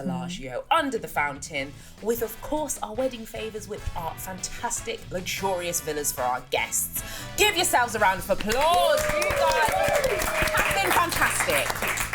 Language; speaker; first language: English; native; English